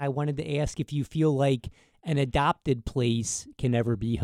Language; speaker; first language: English; native; English